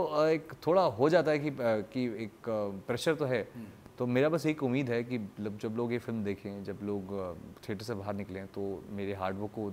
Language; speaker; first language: Hindi; native; Hindi